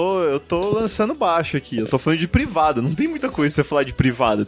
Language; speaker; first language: Portuguese; native; Portuguese